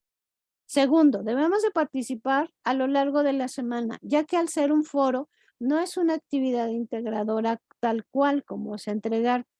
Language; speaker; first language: Spanish; native; Spanish